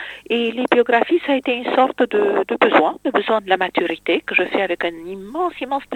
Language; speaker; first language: French; non-native, fluent; Romanian